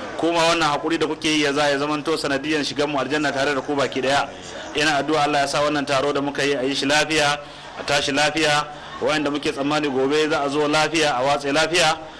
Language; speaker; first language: Hausa; native; Hausa